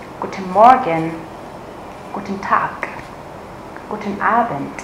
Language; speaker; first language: German; non-native, fluent; Vietnamese